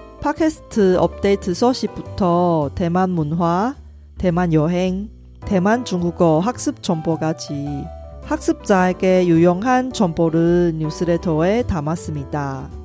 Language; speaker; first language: Korean; non-native, fluent; Chinese